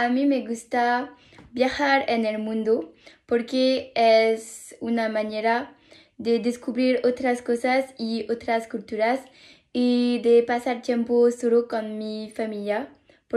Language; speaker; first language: Spanish; non-native, learner; French